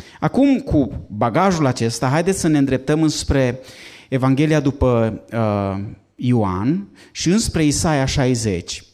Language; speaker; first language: Romanian; native; Romanian